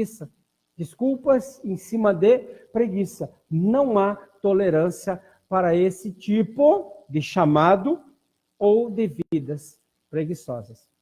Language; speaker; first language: Portuguese; native; Portuguese